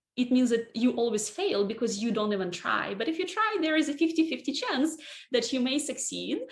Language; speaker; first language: English; non-native, fluent; Russian